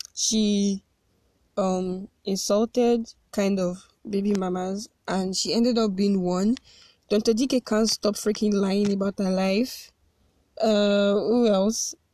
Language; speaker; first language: English; non-native, local second language; Yoruba